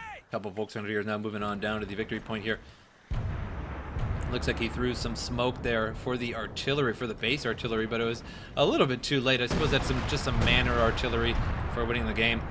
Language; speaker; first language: English; native; English